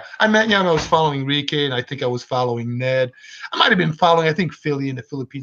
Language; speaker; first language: English; native; English